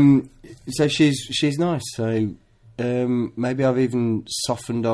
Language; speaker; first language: English; native; English